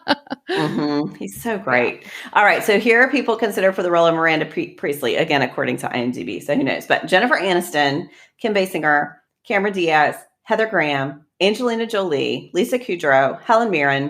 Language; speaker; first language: English; native; English